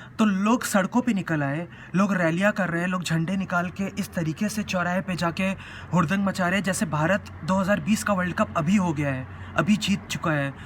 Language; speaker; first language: Hindi; native; Hindi